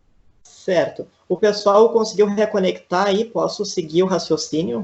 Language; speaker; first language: Portuguese; native; Portuguese